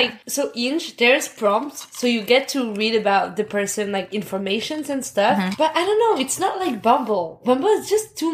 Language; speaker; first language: English; non-native, fluent; French